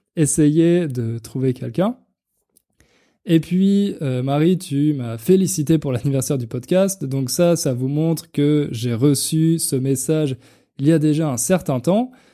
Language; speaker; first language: French; native; French